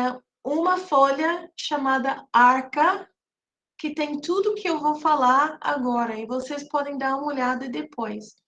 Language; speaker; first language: Portuguese; non-native, fluent; English